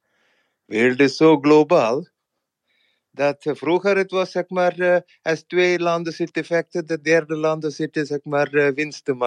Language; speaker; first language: Dutch; non-native, fluent; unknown